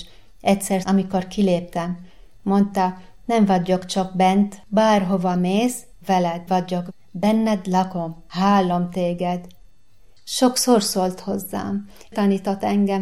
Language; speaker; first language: Hungarian; non-native, learner; Arabic